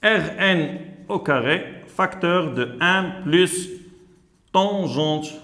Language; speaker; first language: French; non-native, local second language; Arabic